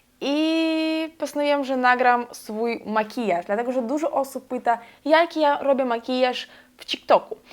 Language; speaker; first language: Polish; non-native, fluent; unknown